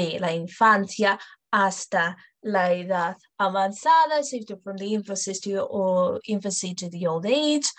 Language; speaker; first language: Spanish; non-native, fluent; English